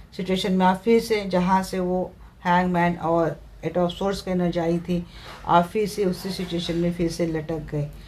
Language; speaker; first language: Hindi; non-native, local second language; Marathi